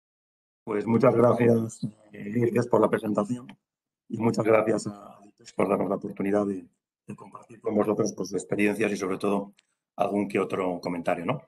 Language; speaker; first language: Spanish; native; Spanish